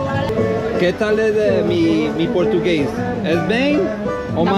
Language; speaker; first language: Spanish; non-native, learner; English